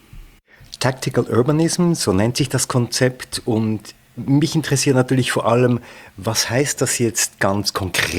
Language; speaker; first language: German; native; German